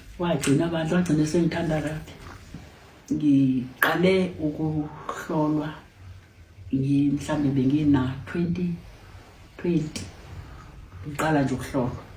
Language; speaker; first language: Zulu; native; Zulu